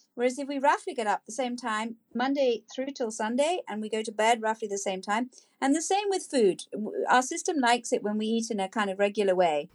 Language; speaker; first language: English; native; English